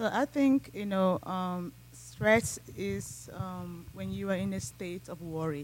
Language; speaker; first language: English; non-native, local second language; Igbo